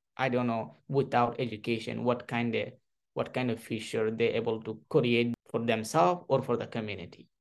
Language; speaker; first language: English; non-native, learner; Rohingya